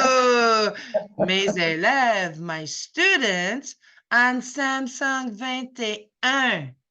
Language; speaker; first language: French; non-native, fluent; English